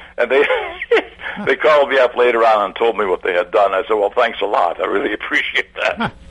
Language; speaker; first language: English; early bilingual, other home language; German